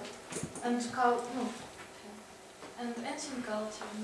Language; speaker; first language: English; non-native, learner; Russian